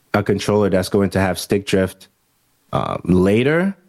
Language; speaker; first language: English; early bilingual, other home language; Haitian Creole